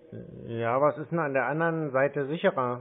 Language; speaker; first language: German; native; German